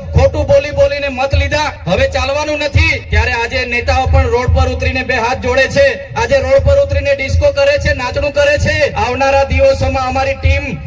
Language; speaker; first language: Gujarati; non-native, local second language; Vasavi